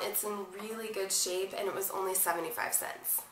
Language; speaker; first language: English; native; English